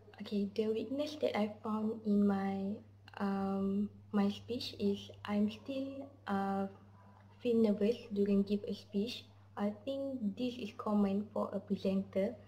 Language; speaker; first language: English; non-native, learner; Malay